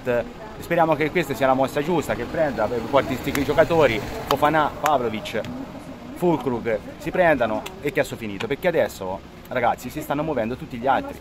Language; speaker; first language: Italian; native; Italian